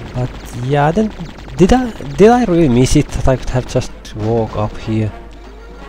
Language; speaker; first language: English; non-native, fluent; Finnish